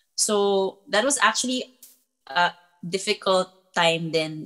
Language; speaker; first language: English; non-native, local second language; Filipino